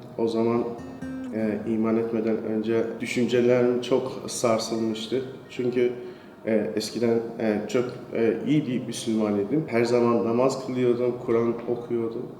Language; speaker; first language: Turkish; non-native, fluent; Persian